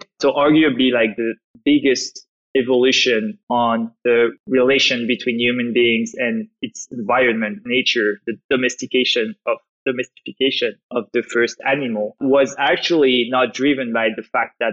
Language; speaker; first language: English; non-native, fluent; French